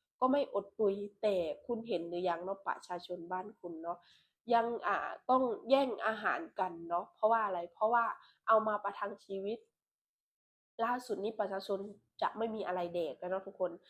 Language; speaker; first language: Thai; non-native, local second language; Lao